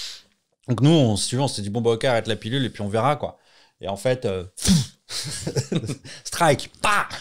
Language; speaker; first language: French; native; French